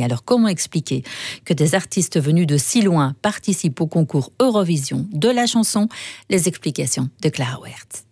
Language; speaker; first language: French; native; French